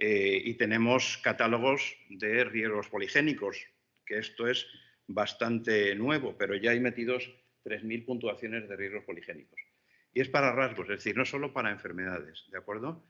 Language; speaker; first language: Spanish; native; Spanish